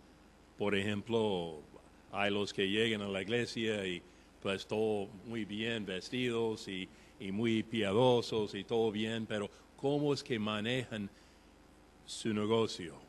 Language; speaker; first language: Spanish; non-native, fluent; English